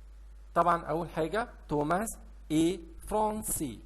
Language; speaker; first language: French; non-native, fluent; Arabic